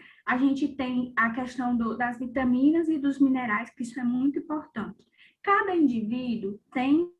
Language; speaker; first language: Portuguese; native; Portuguese